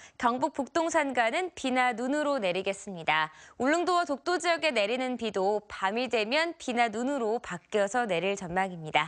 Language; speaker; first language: Korean; native; Korean